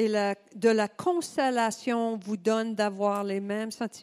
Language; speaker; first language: French; native; French